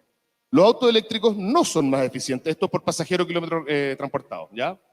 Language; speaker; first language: Spanish; native; Spanish